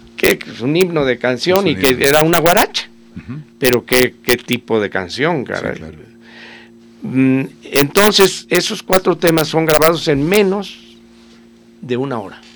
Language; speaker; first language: Spanish; native; Spanish